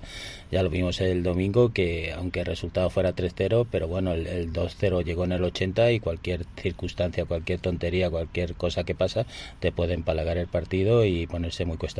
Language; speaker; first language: Spanish; native; Spanish